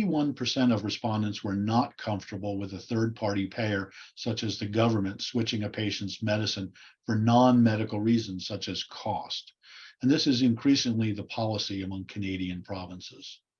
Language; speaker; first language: English; native; English